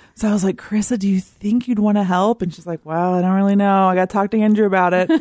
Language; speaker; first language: English; native; English